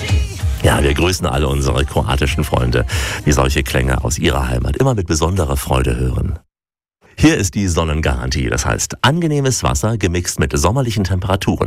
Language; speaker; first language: German; native; German